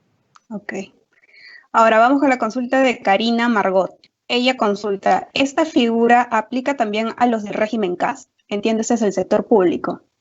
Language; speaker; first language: Spanish; native; Spanish